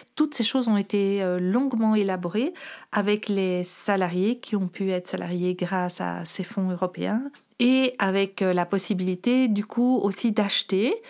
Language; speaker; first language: French; native; French